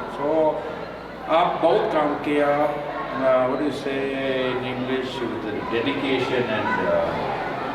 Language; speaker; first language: Hindi; non-native, learner; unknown